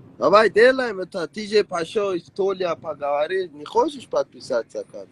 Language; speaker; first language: Russian; non-native, learner; Persian